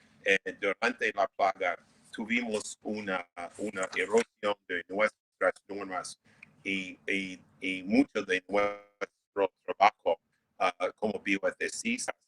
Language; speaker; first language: Spanish; non-native, fluent; English